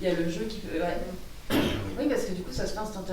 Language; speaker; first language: French; native; French